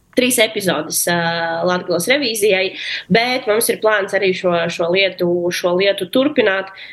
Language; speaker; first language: Latvian; non-native, local second language; Russian